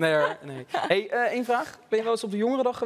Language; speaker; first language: Dutch; native; Dutch